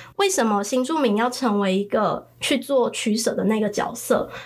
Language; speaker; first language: Chinese; early bilingual, other home language; Khmer